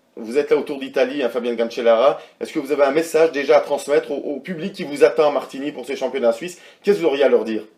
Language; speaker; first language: French; native; French